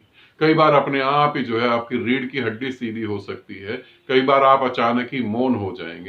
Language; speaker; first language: Hindi; native; Hindi